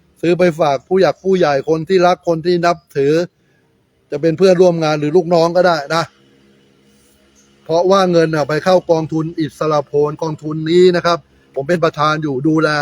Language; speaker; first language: Thai; native; Thai